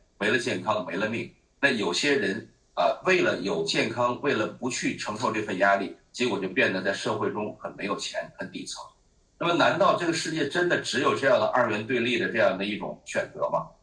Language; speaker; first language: Chinese; native; Chinese